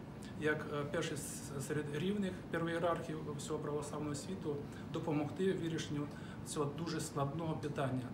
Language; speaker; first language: Ukrainian; native; Ukrainian